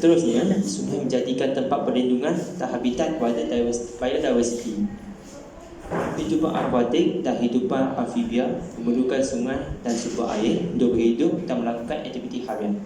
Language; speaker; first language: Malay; non-native, local second language; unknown